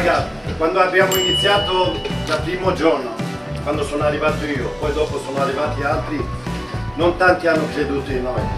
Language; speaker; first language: Italian; non-native, fluent; Swedish